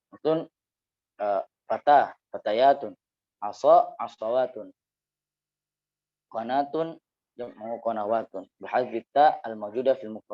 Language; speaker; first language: Arabic; non-native, learner; Indonesian